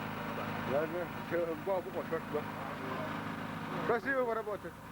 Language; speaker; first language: Russian; non-native, local second language; Chechen